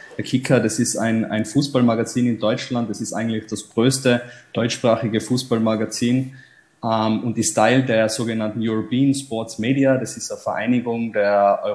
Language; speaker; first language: German; native; German